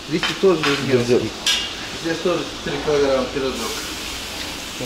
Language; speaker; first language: Russian; non-native, local second language; Uzbek